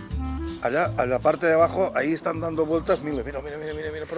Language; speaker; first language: Spanish; native; Spanish